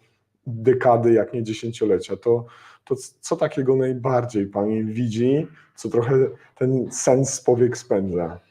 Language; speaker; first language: Polish; native; Polish